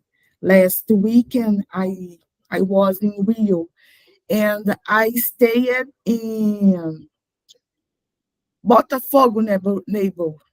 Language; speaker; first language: English; non-native, learner; Portuguese